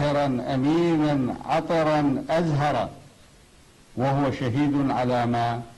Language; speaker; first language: Arabic; native; Arabic